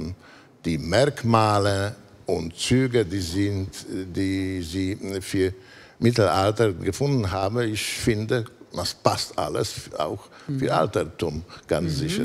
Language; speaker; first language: German; non-native, fluent; Polish